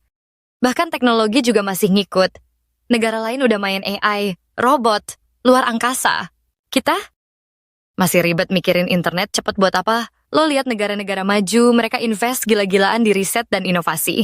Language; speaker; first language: Indonesian; native; Indonesian